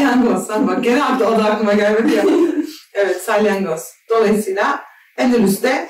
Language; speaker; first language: Turkish; native; Turkish